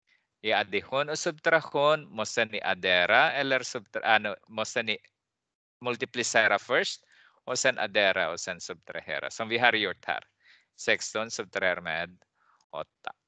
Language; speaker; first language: Swedish; non-native, fluent; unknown